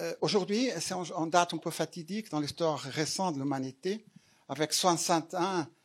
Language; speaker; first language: French; non-native, fluent; Portuguese